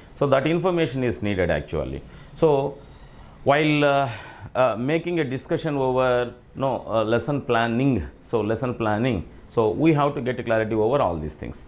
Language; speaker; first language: English; non-native, local second language; Telugu